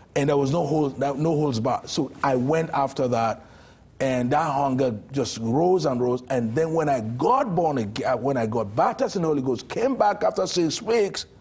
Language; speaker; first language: English; non-native, local second language; Yoruba